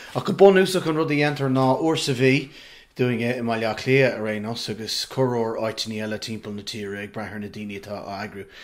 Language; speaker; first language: Irish; non-native, local second language; English